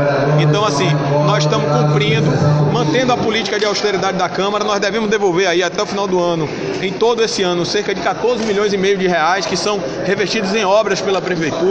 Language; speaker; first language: Portuguese; native; Portuguese